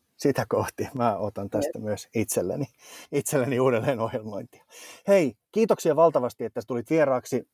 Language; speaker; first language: Finnish; native; Finnish